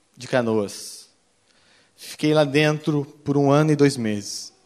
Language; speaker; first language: Portuguese; native; Portuguese